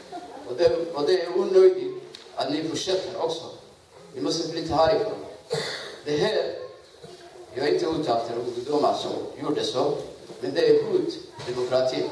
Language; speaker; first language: Swedish; non-native, learner; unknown